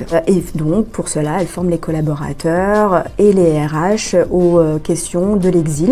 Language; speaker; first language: French; native; French